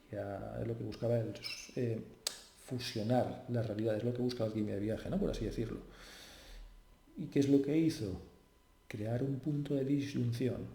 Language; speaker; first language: Spanish; native; Spanish